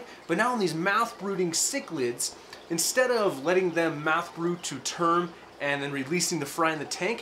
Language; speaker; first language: English; native; English